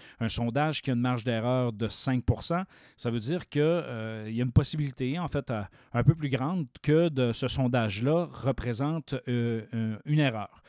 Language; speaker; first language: French; native; French